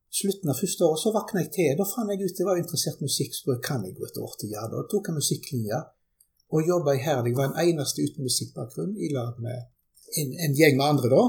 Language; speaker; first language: Norwegian; early bilingual, other home language; German